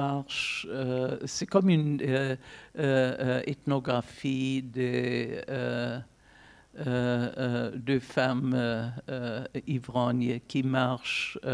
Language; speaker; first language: French; non-native, fluent; German